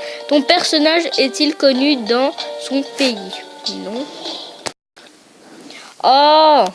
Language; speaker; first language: French; early bilingual, other home language; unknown